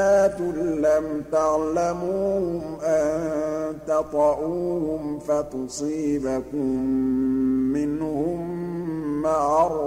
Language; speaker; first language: Arabic; native; Arabic